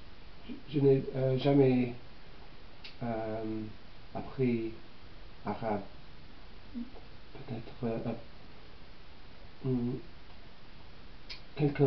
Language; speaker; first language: French; non-native, learner; English